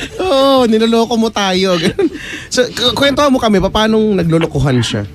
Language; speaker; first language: Filipino; native; Filipino